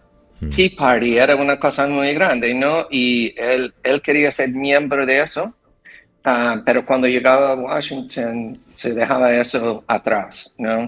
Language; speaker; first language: Spanish; non-native, fluent; English